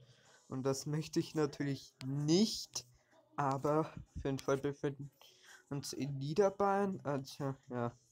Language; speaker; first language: German; early bilingual, other home language; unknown